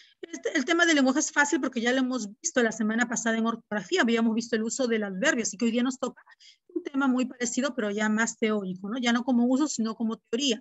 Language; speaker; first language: Spanish; native; Spanish